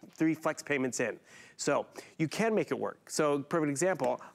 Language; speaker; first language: English; native; English